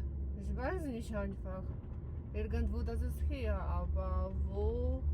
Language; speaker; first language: German; non-native, learner; Polish